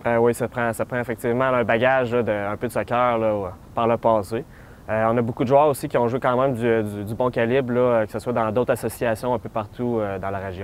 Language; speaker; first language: French; native; French